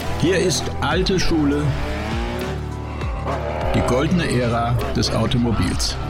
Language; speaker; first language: German; native; German